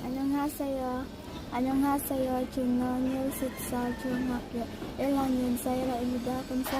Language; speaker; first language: Korean; non-native, learner; Cebuano